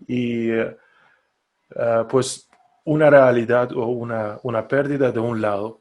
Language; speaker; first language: Spanish; non-native, fluent; Persian